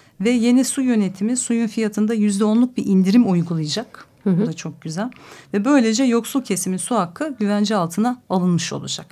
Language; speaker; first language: Turkish; native; Turkish